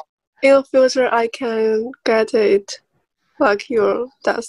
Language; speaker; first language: English; non-native, learner; Chinese